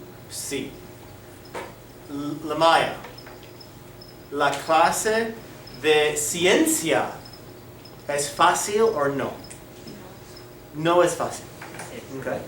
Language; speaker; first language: Spanish; non-native, fluent; English